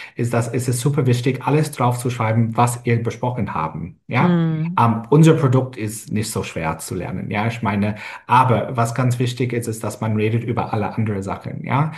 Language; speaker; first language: German; non-native, fluent; English